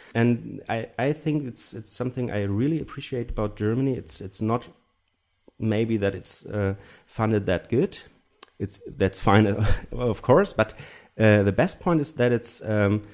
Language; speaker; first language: English; non-native, fluent; German